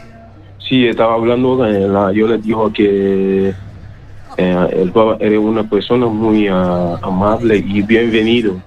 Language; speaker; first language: Spanish; non-native, learner; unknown